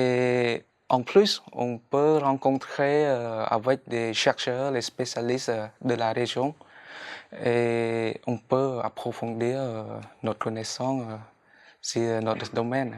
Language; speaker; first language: French; non-native, fluent; Khmer